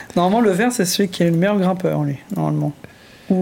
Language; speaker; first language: French; native; French